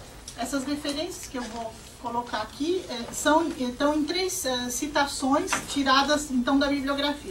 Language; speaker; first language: Portuguese; native; Portuguese